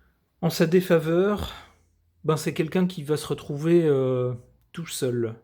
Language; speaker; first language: French; native; French